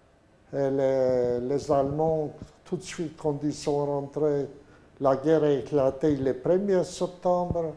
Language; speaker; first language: French; non-native, fluent; Yiddish